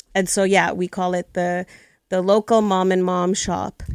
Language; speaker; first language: English; early bilingual, other home language; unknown